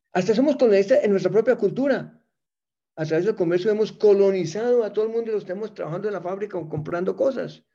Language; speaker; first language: Spanish; early bilingual, other home language; English